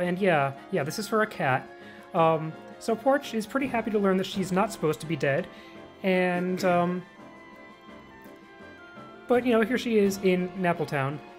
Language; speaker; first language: English; native; English